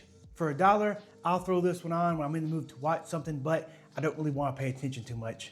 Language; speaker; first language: English; native; English